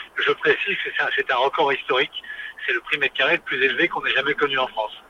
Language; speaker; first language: French; native; French